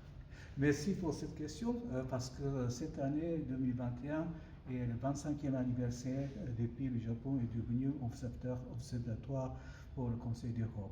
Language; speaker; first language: French; non-native, learner; Japanese